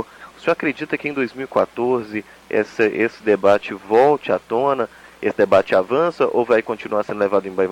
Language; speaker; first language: Portuguese; native; Portuguese